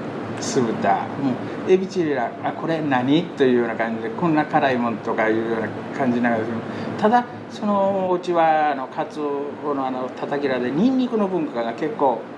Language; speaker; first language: Japanese; native; Japanese